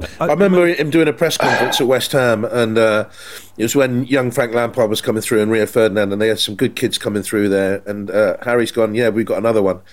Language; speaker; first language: English; native; English